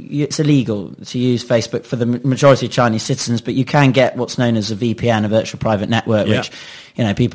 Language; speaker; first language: English; native; English